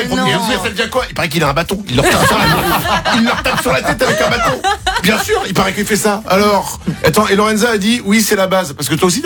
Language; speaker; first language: French; native; French